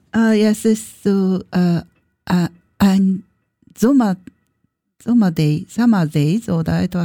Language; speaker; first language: German; non-native, learner; Japanese